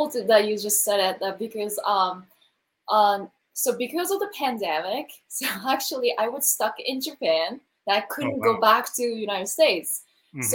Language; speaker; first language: English; non-native, learner; Japanese